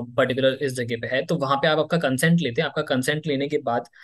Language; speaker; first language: Hindi; native; Hindi